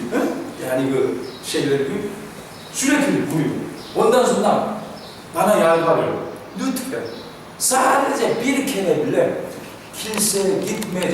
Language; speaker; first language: Turkish; non-native, fluent; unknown